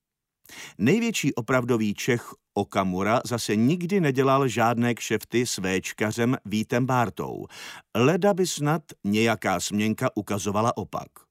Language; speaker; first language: Czech; native; Czech